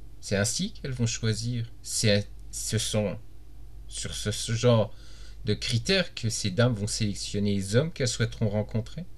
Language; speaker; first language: French; native; French